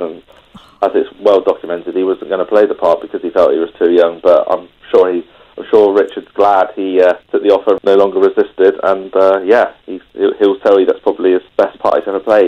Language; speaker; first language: English; native; English